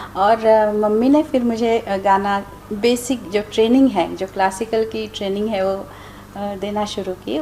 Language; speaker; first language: Hindi; non-native, local second language; Marathi